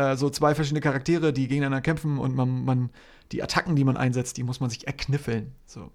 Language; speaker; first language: German; early bilingual, other home language; Polish